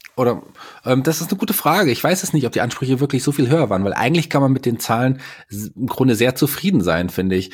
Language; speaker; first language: German; native; German